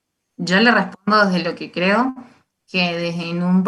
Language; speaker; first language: Spanish; native; Spanish